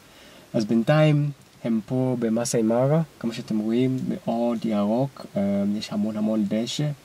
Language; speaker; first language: Hebrew; non-native, fluent; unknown